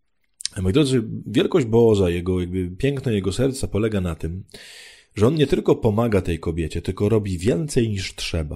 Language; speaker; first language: Polish; native; Polish